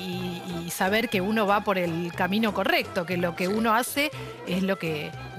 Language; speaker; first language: Spanish; native; Spanish